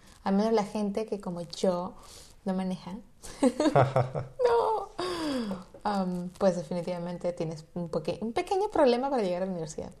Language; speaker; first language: Spanish; native; Spanish